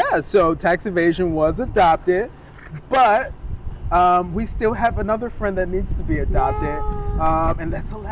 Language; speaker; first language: English; native; English